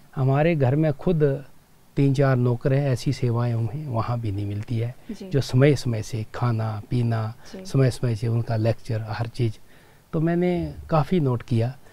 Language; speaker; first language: Hindi; native; Hindi